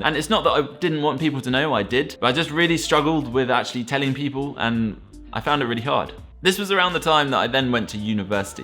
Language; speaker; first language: English; native; English